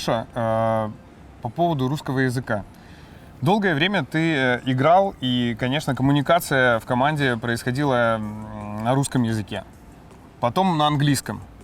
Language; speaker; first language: Russian; native; Russian